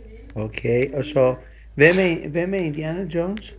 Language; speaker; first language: Danish; non-native, fluent; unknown